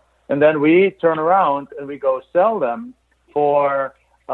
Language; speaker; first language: English; non-native, fluent; German